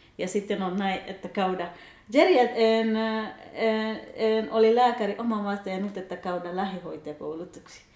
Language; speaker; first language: Finnish; non-native, learner; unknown